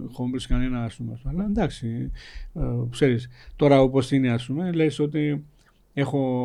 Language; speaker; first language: Greek; non-native, fluent; Georgian